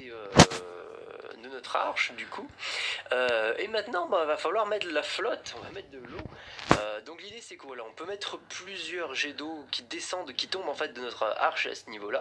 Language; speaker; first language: French; native; French